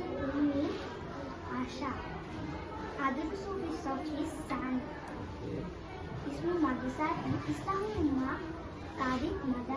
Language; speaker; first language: Arabic; non-native, learner; Bangla